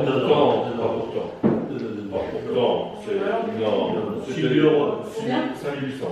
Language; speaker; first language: French; native; French